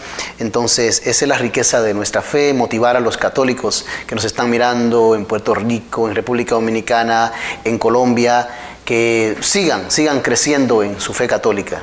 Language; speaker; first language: Spanish; native; Spanish